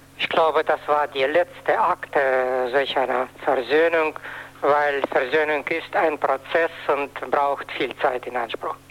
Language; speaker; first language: German; non-native, fluent; Russian